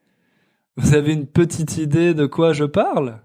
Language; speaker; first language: French; native; French